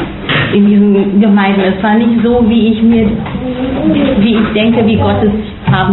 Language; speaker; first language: German; non-native, fluent; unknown